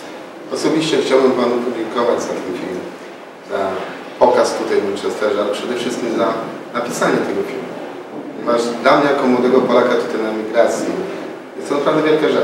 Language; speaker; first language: Polish; native; Polish